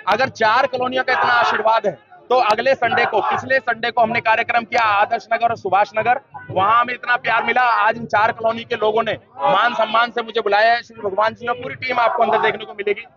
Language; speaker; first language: Hindi; native; Hindi